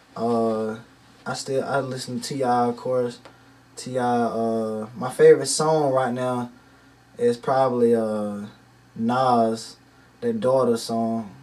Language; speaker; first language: English; native; English